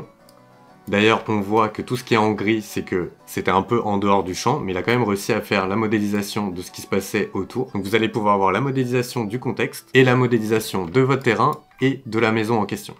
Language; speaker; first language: French; native; French